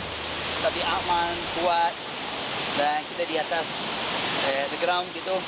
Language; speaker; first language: Indonesian; non-native, learner; English